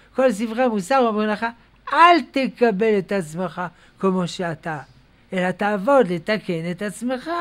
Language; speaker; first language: Hebrew; non-native, fluent; French